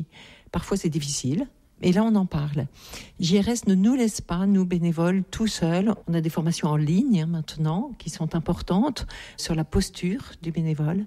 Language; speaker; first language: French; native; French